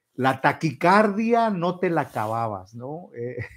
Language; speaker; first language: Spanish; native; Spanish